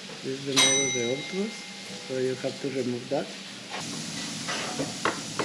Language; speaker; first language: English; non-native, learner; Spanish